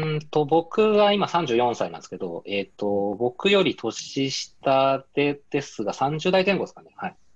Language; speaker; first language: Japanese; non-native, fluent; Korean